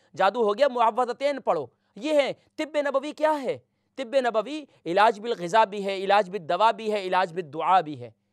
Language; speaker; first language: Urdu; native; Urdu